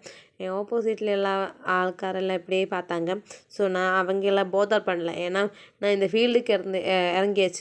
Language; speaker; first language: Tamil; non-native, local second language; Malayalam